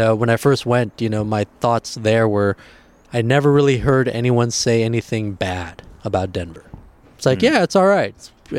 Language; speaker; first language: English; early bilingual, other home language; Spanish